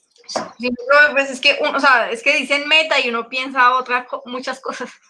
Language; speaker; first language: Spanish; native; Spanish